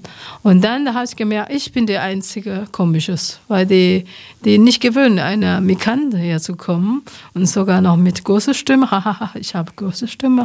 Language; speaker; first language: German; non-native, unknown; Chinese